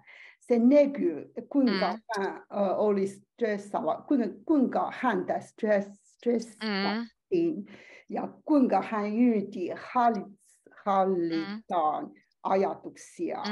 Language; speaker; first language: Finnish; non-native, learner; Chinese